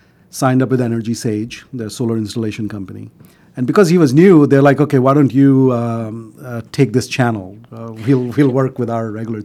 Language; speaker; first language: English; non-native, local second language; Hindi